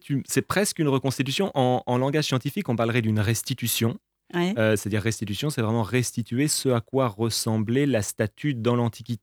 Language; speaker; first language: French; native; French